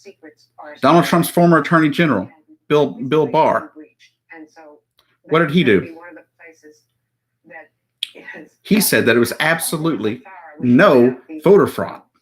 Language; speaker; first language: English; native; English